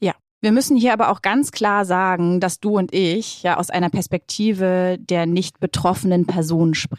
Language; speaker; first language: German; native; German